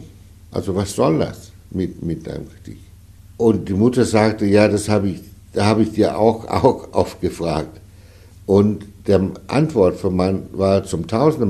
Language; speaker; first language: German; non-native, fluent; Danish